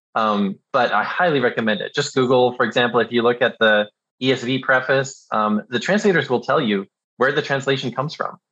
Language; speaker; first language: English; early bilingual, other home language; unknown